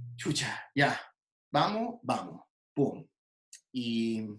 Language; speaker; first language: Spanish; native; Spanish